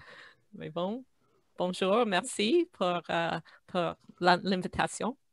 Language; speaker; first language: French; non-native, fluent; English